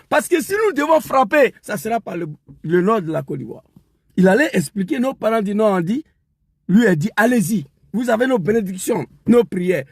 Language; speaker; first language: French; non-native, local second language; Dyula